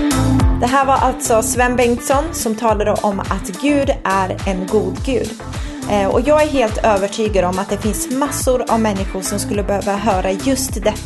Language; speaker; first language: Swedish; native; Swedish